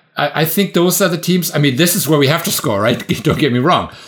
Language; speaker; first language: English; non-native, fluent; German